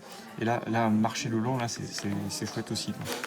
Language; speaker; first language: French; native; French